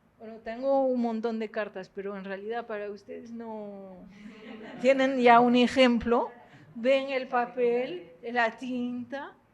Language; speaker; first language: Spanish; non-native, fluent; French